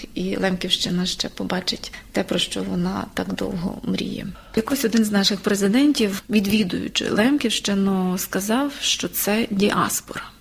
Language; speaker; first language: Ukrainian; native; Ukrainian